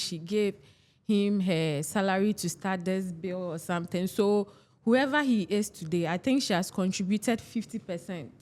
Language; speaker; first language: English; non-native, local second language; Akan